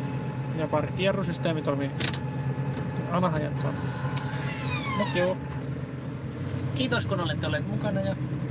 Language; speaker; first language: Finnish; native; Finnish